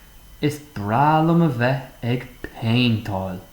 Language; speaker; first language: Irish; non-native, local second language; English